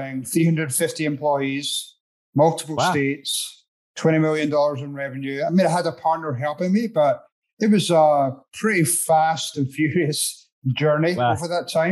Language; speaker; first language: English; native; English